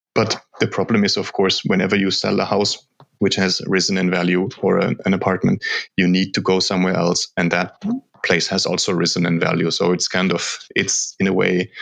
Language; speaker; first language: English; non-native, fluent; German